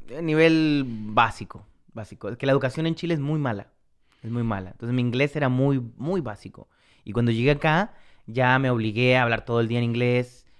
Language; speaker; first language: Spanish; native; Spanish